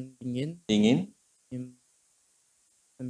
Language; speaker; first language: Indonesian; non-native, fluent; Uzbek